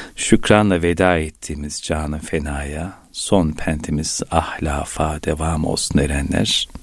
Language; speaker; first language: Turkish; native; Turkish